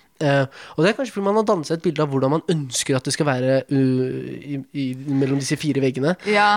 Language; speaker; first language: Norwegian; early bilingual, other home language; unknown